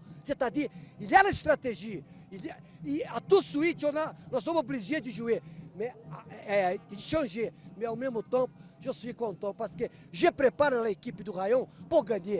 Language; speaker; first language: French; non-native, fluent; Portuguese